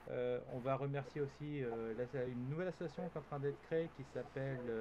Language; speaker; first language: French; native; French